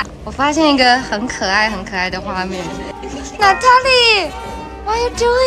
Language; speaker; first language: Chinese; native; Chinese